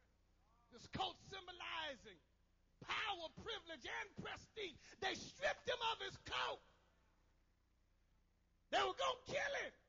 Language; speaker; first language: English; native; English